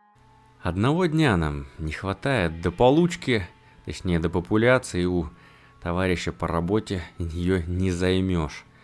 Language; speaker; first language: Russian; native; Russian